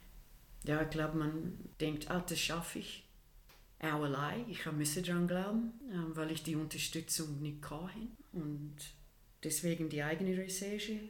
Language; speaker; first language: German; non-native, fluent; English